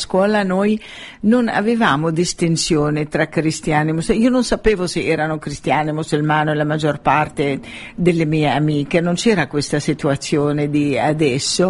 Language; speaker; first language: Italian; non-native, fluent; Arabic